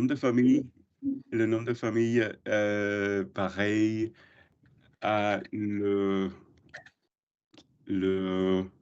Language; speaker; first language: French; non-native, learner; English